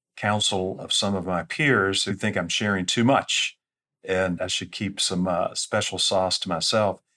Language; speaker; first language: English; native; English